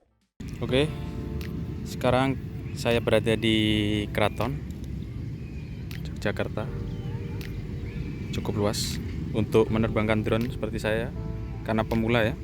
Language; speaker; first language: Indonesian; native; Indonesian